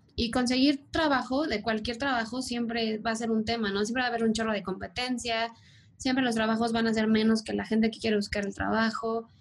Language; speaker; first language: Spanish; native; Spanish